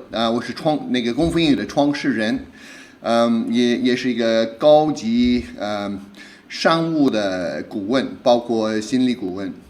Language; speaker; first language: Chinese; non-native, fluent; English